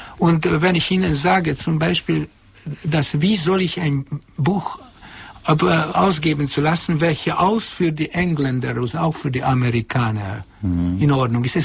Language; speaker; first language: German; non-native, fluent; Hungarian